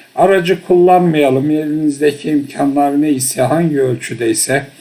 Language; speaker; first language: Turkish; early bilingual, heritage; Turkish